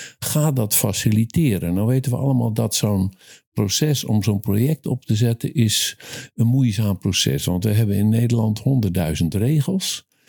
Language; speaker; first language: Dutch; native; Dutch